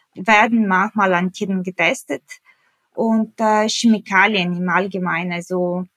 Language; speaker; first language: German; non-native, fluent; Bulgarian